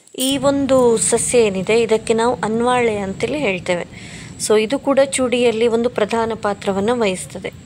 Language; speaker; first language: Kannada; non-native, local second language; Konkani